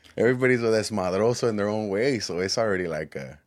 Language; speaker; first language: English; early bilingual, other home language; Spanish